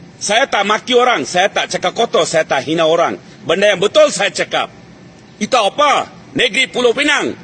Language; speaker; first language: Malay; non-native, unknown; Bangla